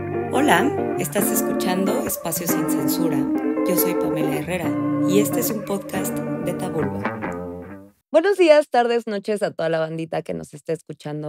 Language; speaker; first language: Spanish; native; Spanish